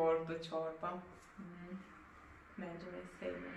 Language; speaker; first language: Turkish; non-native, learner; Serbian